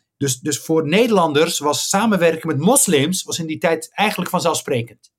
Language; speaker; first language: Dutch; early bilingual, other home language; Riffian